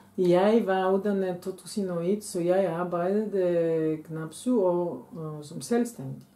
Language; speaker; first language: Danish; non-native, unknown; Bulgarian